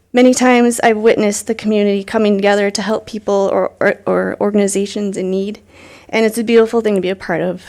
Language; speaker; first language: English; native; English